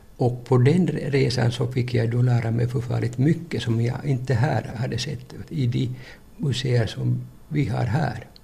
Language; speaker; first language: Swedish; native; Swedish